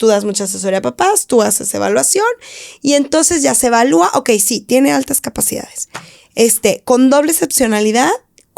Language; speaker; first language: Spanish; native; Spanish